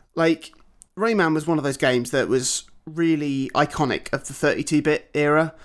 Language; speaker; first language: English; native; English